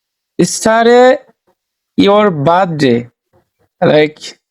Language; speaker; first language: English; non-native, learner; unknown